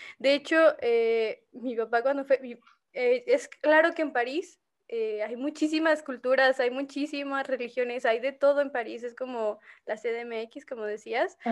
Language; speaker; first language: Spanish; native; Spanish